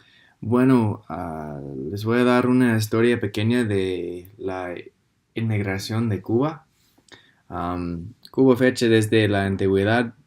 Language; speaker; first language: Spanish; non-native, fluent; English